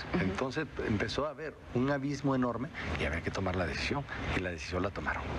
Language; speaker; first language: Spanish; native; Spanish